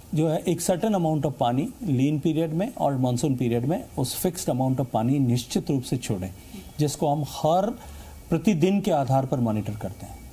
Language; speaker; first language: Hindi; native; Hindi